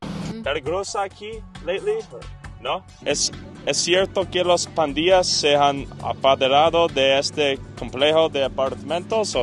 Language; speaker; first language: Spanish; non-native, learner; English